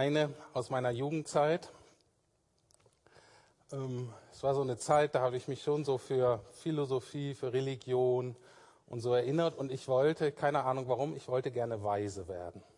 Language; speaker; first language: German; native; German